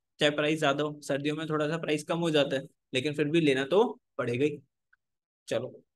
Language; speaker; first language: Hindi; native; Hindi